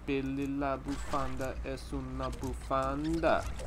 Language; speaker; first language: Spanish; non-native, learner; English